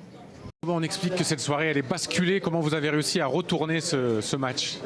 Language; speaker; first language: French; native; French